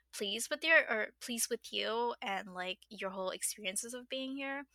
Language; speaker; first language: English; non-native, fluent; Burmese